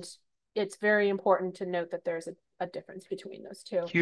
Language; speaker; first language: English; native; English